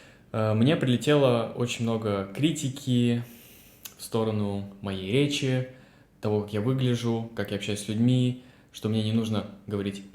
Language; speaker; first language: Russian; native; Russian